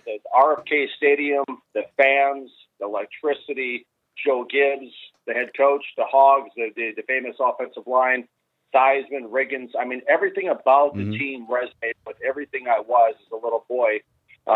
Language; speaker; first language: English; native; English